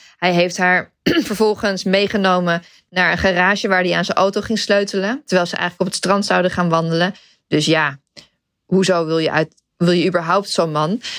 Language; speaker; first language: Dutch; native; Dutch